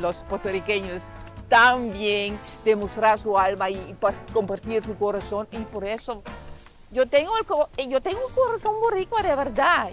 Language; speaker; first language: Spanish; non-native, fluent; Dutch